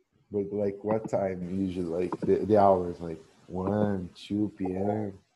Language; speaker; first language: English; non-native, fluent; Portuguese